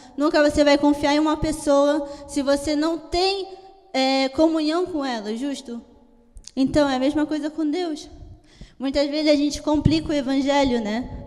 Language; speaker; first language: Portuguese; early bilingual, heritage; Italian